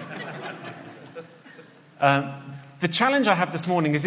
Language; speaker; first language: English; native; English